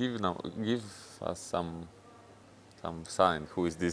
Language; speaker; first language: English; non-native, fluent; Russian